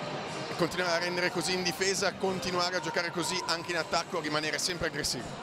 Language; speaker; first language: Italian; native; Italian